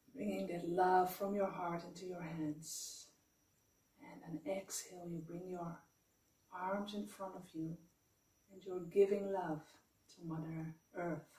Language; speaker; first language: English; non-native, fluent; Dutch